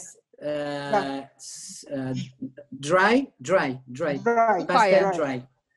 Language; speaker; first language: English; non-native, learner; French